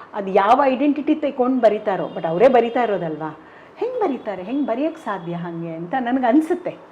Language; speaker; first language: Kannada; non-native, local second language; Konkani